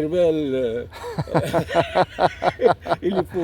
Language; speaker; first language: French; non-native, learner; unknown